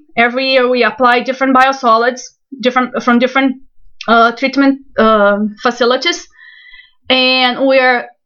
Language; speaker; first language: English; non-native, fluent; Portuguese